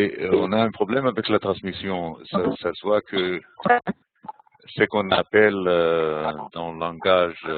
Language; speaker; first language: French; non-native, fluent; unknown